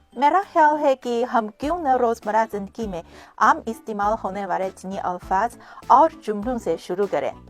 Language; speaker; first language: Urdu; non-native, fluent; Chinese